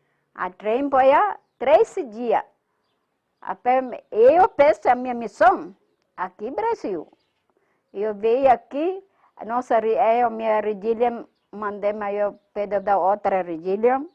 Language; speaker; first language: Portuguese; non-native, learner; Malayalam